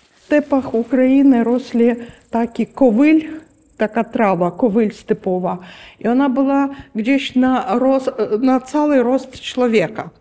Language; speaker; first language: Polish; non-native, learner; Ukrainian